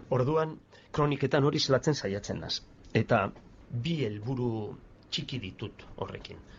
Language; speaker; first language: Basque; non-native, local second language; Spanish